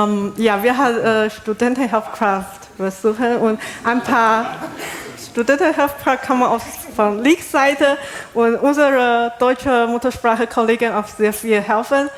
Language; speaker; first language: German; non-native, learner; Chinese